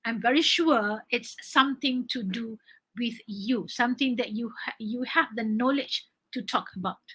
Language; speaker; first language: English; non-native, local second language; Malay